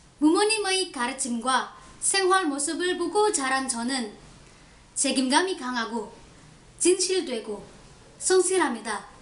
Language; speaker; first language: Korean; non-native, learner; Indonesian